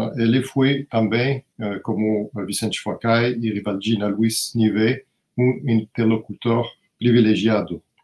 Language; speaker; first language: Portuguese; non-native, fluent; French